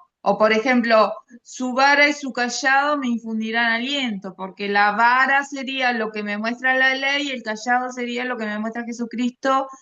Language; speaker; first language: Spanish; native; Spanish